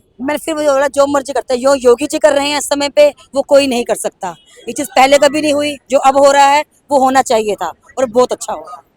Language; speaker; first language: Hindi; native; Hindi